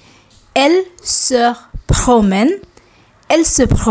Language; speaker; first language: French; non-native, fluent; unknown